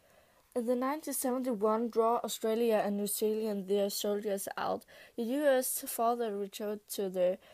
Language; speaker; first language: English; non-native, learner; Danish